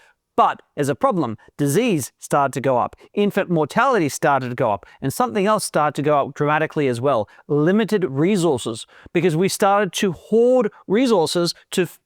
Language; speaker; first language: English; native; English